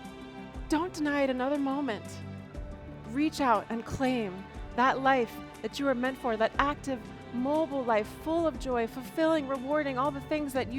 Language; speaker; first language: English; native; English